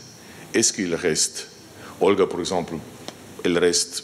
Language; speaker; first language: French; non-native, fluent; Slovenian